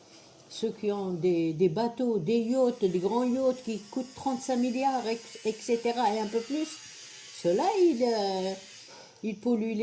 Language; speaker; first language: French; non-native, local second language; Kabyle